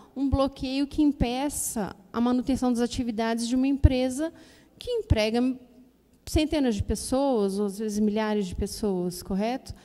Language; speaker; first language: Portuguese; native; Portuguese